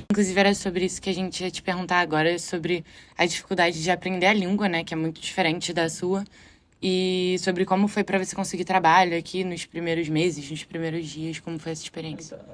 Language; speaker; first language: Portuguese; native; Portuguese